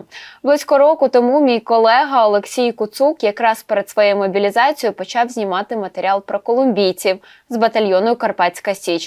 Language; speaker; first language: Ukrainian; native; Ukrainian